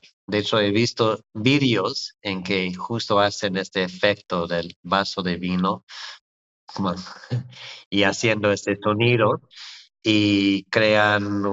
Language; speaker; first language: Spanish; non-native, fluent; English